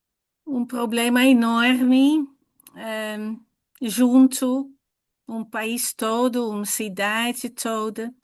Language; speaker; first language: Portuguese; non-native, fluent; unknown